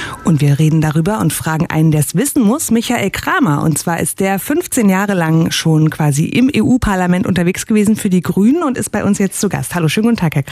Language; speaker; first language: German; native; German